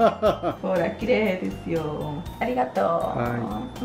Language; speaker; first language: Japanese; non-native, learner; Spanish